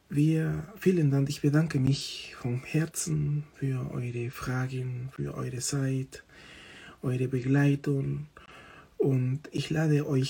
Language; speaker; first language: German; non-native, fluent; Spanish